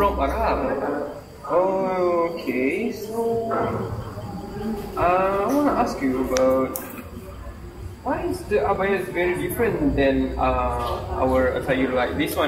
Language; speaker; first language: English; non-native, learner; Malay